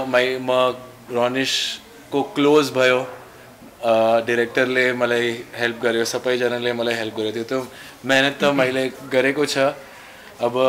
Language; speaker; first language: Nepali; non-native, learner; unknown